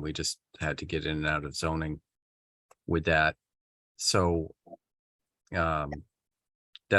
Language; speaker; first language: English; native; English